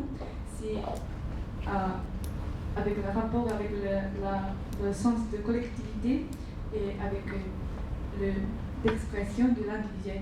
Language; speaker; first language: French; non-native, learner; Japanese